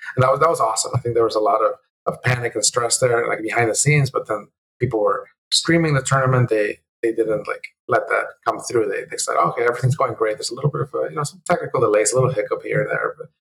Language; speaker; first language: English; early bilingual, other home language; Spanish